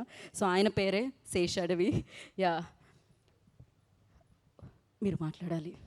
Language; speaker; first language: Telugu; native; Telugu